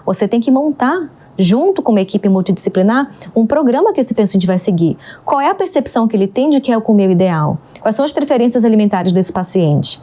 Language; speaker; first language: Portuguese; native; Portuguese